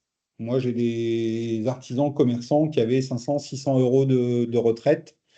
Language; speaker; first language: French; native; French